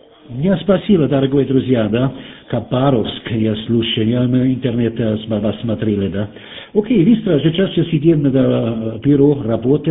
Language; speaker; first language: Russian; non-native, learner; German